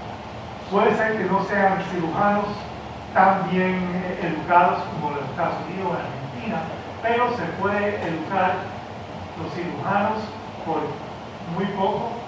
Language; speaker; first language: Spanish; early bilingual, heritage; Spanish